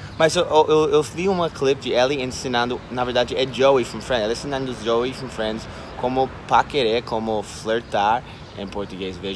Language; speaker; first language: Portuguese; non-native, fluent; English